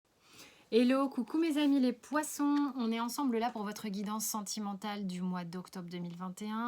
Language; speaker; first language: French; native; French